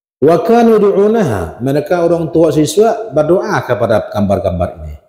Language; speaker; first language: Malay; non-native, local second language; Minangkabau